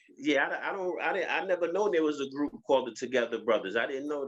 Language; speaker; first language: English; native; English